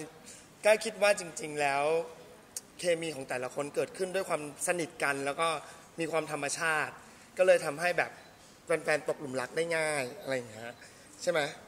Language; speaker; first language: Thai; native; Thai